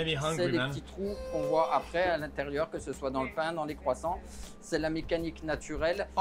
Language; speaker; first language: French; native; French